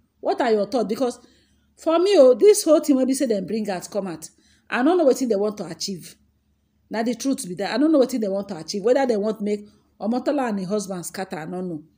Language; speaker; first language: Nigerian Pidgin; non-native, local second language; Yoruba